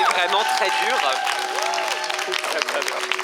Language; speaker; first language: French; native; French